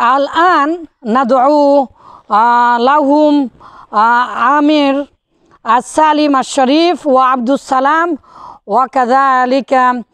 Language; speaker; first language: Arabic; non-native, fluent; Bangla